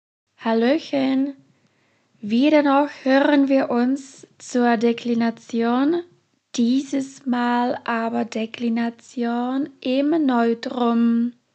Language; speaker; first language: German; non-native, fluent; Slovak